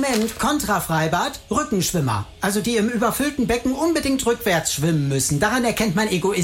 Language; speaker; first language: German; native; German